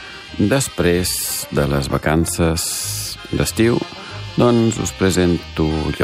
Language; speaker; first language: Catalan; non-native, fluent; German